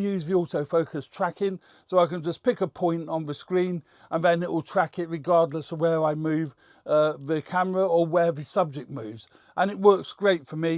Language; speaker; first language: English; native; English